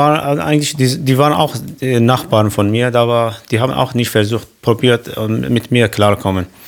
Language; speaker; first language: German; non-native, learner; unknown